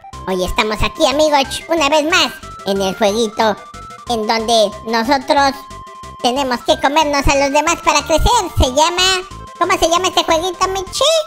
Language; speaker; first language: Spanish; native; Spanish